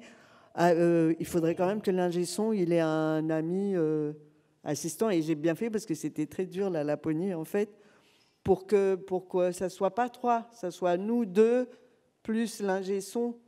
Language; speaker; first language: French; native; French